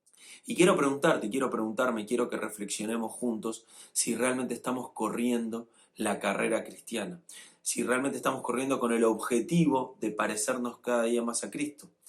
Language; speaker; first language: Spanish; native; Spanish